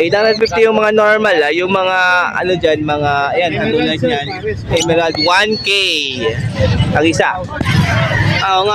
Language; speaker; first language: Filipino; native; Filipino